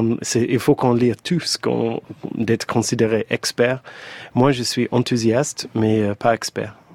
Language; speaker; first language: French; non-native, fluent; English